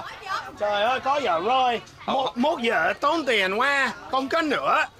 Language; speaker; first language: Vietnamese; non-native, learner; English